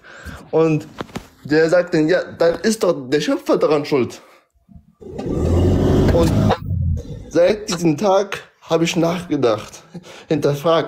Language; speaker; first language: German; early bilingual, other home language; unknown